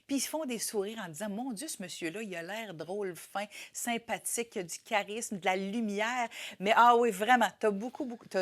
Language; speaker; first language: French; native; French